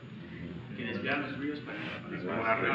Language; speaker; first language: Spanish; non-native, fluent; English